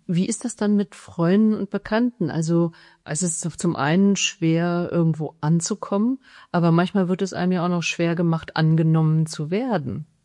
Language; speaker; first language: German; native; German